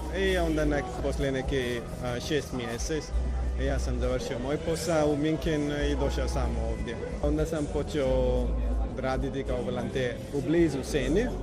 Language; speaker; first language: Croatian; non-native, learner; Punjabi